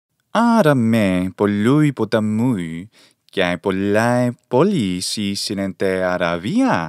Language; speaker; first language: Greek; non-native, fluent; English